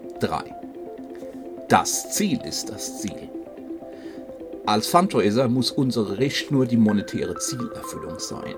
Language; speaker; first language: German; native; German